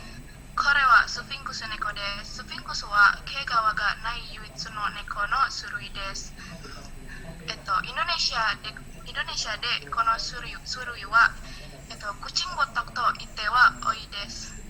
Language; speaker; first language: Japanese; non-native, learner; Indonesian